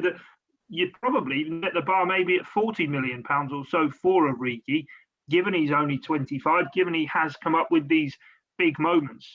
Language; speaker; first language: English; native; English